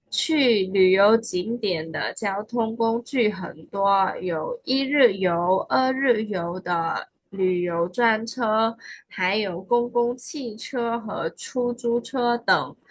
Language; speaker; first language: Chinese; non-native, fluent; Khmer